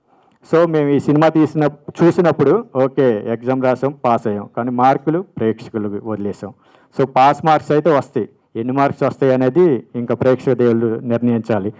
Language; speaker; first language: Telugu; native; Telugu